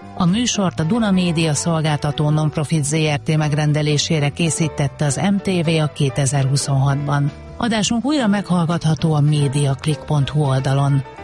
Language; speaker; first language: Hungarian; native; Hungarian